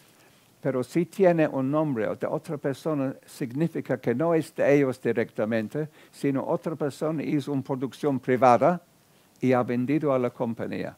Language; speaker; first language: Spanish; non-native, fluent; English